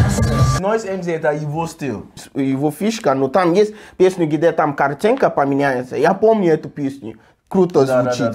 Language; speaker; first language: Russian; non-native, learner; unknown